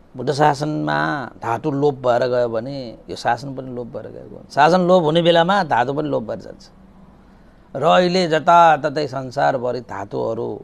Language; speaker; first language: Nepali; native; Nepali